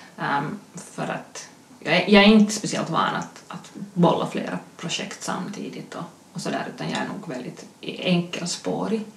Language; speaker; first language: Swedish; native; Swedish